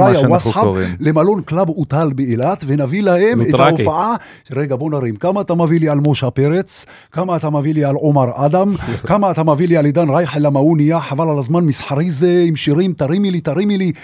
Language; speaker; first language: Hebrew; early bilingual, other home language; Arabic